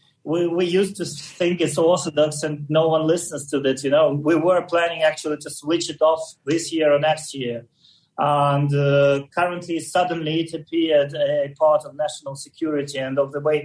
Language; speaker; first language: English; non-native, fluent; Russian